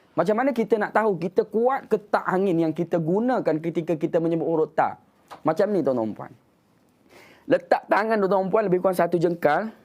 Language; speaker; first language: Malay; native; Malay